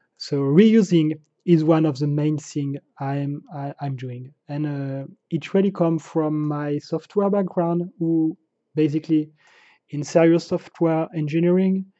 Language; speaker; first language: English; non-native, fluent; French